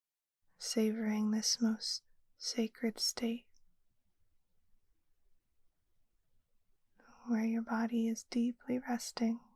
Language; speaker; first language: English; native; English